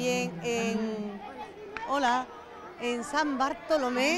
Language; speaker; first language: Spanish; native; Spanish